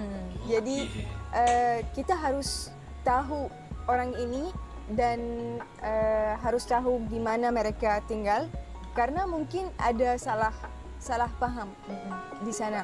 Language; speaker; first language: Indonesian; non-native, fluent; Arabic